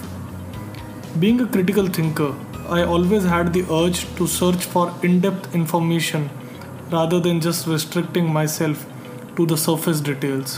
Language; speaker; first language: English; non-native, local second language; Hindi